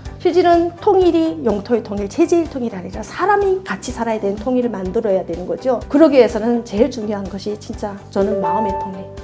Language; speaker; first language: Korean; native; Korean